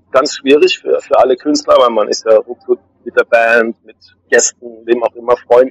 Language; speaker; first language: German; native; German